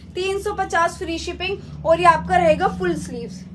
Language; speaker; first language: Hindi; native; Hindi